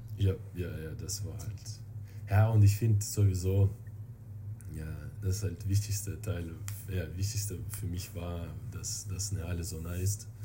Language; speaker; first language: German; non-native, fluent; Russian